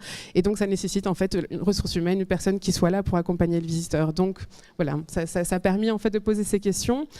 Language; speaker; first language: French; native; French